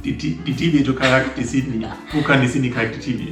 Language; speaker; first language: Indonesian; non-native, fluent; German